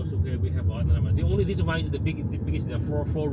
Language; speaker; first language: English; non-native, learner; Chinese